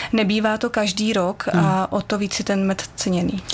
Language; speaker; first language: Czech; native; Czech